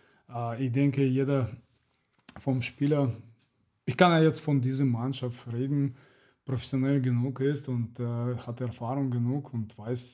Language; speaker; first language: German; non-native, fluent; Russian